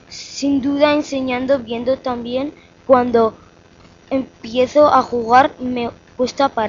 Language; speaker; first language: Spanish; native; Spanish